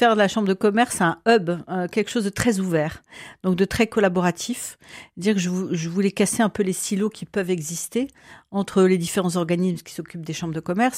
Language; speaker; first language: French; native; French